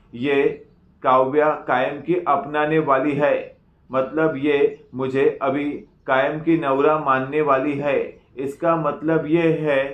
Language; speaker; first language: Hindi; non-native, local second language; Marathi